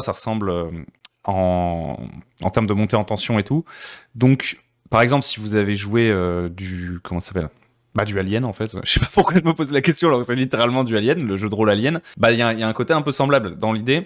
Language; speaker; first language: French; native; French